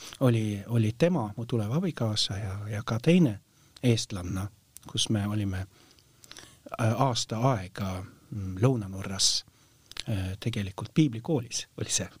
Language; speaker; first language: Estonian; non-native, fluent; Norwegian